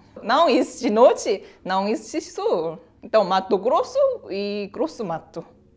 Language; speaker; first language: Portuguese; non-native, learner; Korean